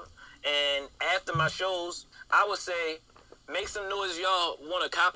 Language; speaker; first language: English; native; English